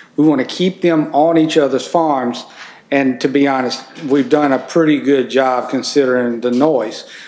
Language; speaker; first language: English; native; English